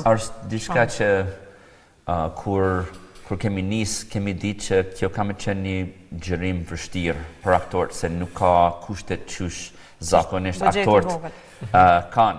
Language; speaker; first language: Albanian; non-native, fluent; English